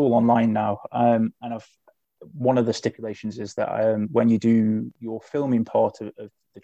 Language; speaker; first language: English; native; English